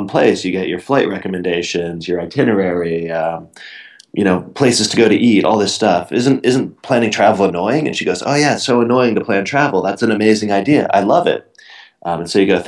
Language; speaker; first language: English; native; English